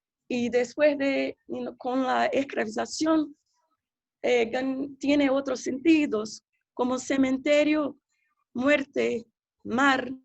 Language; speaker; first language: Spanish; non-native, fluent; Portuguese